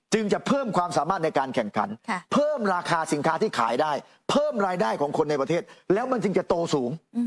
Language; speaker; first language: Thai; native; Thai